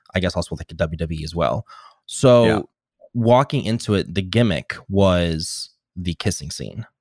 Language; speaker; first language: English; native; English